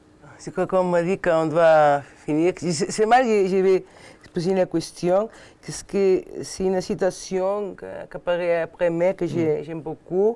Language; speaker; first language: French; non-native, learner; Catalan